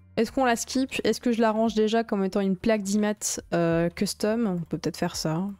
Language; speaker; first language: French; native; French